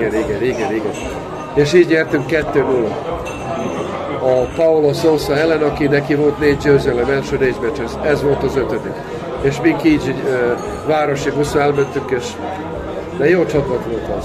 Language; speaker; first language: Hungarian; non-native, local second language; Serbian